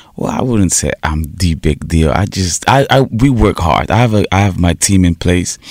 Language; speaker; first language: English; early bilingual, heritage; Portuguese